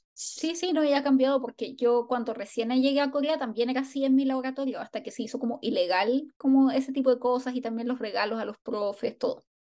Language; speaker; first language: Spanish; native; Spanish